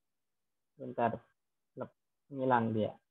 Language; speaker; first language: Indonesian; native; Indonesian